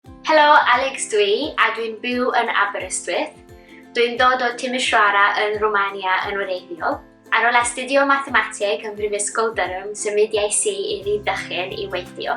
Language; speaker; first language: Welsh; non-native, learner; Romanian